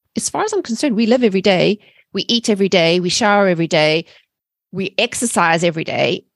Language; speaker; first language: English; native; English